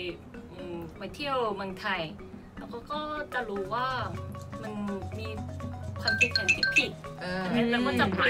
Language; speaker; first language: Thai; non-native, learner; Korean